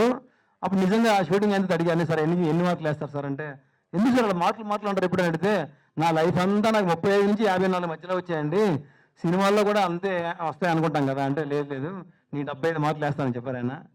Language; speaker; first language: Telugu; native; Telugu